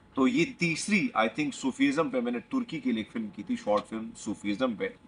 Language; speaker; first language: Urdu; non-native, local second language; Pashto